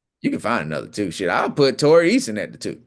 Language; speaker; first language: English; native; English